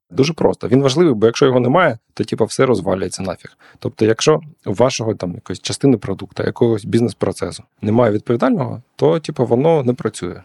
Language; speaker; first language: Ukrainian; non-native, local second language; Russian